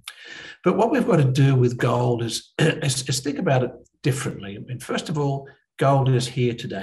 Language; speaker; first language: English; native; English